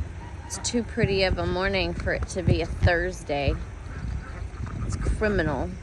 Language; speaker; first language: English; native; English